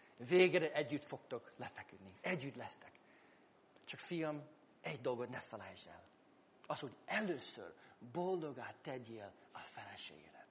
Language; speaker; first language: Hungarian; non-native, fluent; English